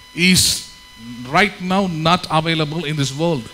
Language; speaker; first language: English; non-native, local second language; Tamil